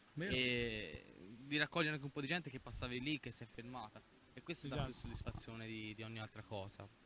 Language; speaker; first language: Italian; native; Italian